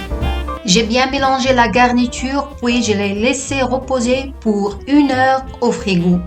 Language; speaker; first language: French; non-native, fluent; Italian